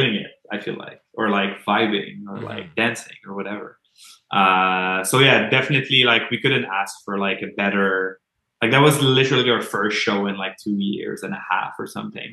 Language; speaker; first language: English; non-native, fluent; French